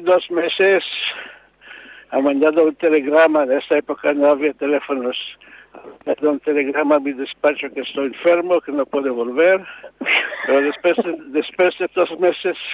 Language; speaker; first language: Spanish; non-native, learner; Hebrew